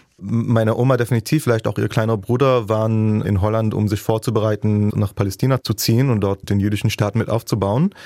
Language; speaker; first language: German; non-native, fluent; Hebrew